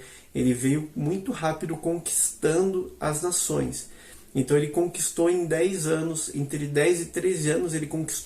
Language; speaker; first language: Portuguese; native; Portuguese